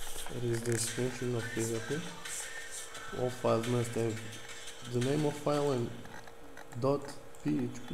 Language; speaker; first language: English; non-native, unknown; Portuguese